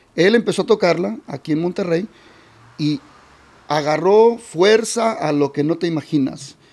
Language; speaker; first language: Spanish; early bilingual, heritage; Spanish